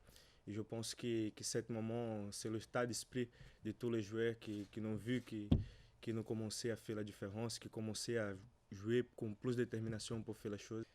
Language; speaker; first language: French; non-native, learner; Portuguese